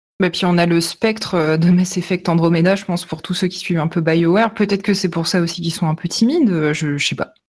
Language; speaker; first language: French; native; French